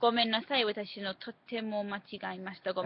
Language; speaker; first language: Japanese; non-native, learner; English